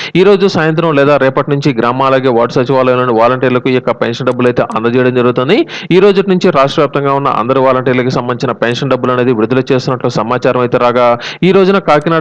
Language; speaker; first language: Telugu; native; Telugu